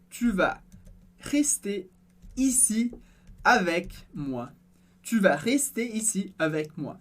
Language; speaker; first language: French; non-native, fluent; Portuguese